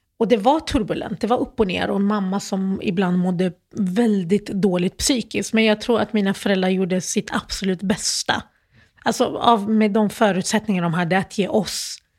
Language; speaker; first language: Swedish; early bilingual, other home language; Arabic